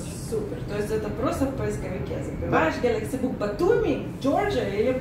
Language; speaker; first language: Russian; native; Russian